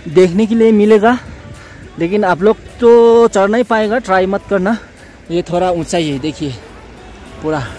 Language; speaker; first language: Hindi; non-native, local second language; Nepali